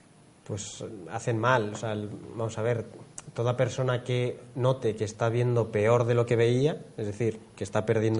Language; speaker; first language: Spanish; native; Spanish